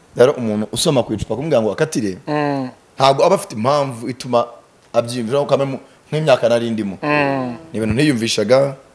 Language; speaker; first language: Kinyarwanda; early bilingual, heritage; Kinyarwanda